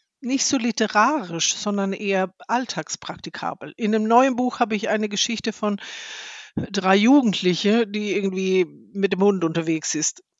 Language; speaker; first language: German; non-native, fluent; Swedish